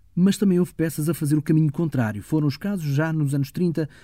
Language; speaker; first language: Portuguese; native; Portuguese